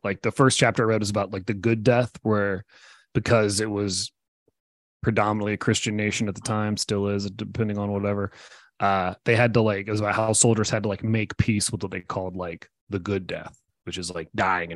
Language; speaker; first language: English; native; English